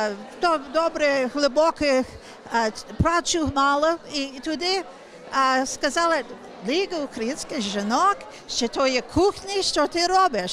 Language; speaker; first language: Ukrainian; early bilingual, heritage; English